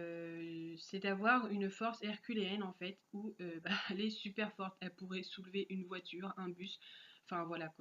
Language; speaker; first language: French; native; French